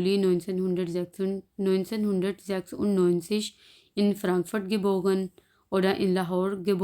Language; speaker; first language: German; non-native, fluent; Urdu